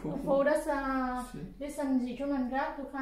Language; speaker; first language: German; non-native, learner; Vietnamese